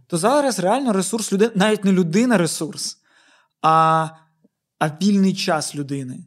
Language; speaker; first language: Ukrainian; native; Ukrainian